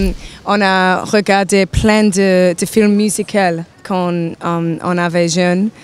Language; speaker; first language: French; non-native, learner; English